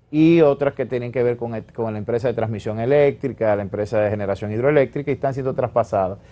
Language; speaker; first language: Spanish; native; Spanish